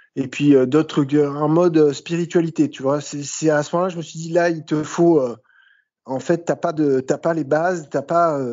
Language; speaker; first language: French; native; French